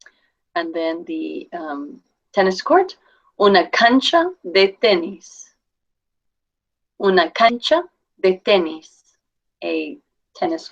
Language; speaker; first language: Spanish; non-native, fluent; English